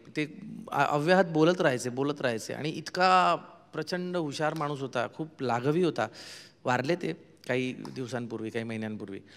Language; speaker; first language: Marathi; non-native, local second language; Marwari